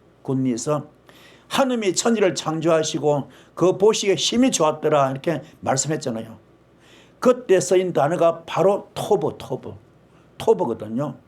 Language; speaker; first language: Korean; native; Korean